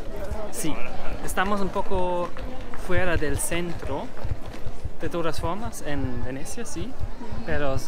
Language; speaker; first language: Spanish; non-native, learner; German